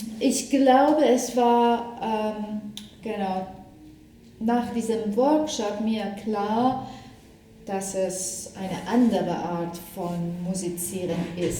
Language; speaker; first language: German; non-native, fluent; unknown